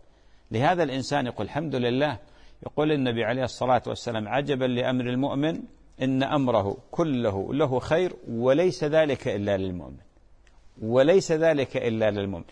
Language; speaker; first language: Arabic; native; Arabic